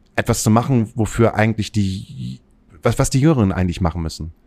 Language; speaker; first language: German; native; German